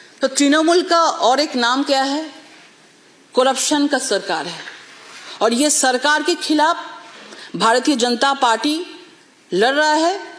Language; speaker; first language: Hindi; native; Hindi